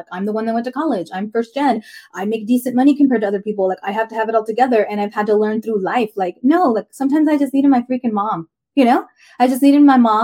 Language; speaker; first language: English; native; English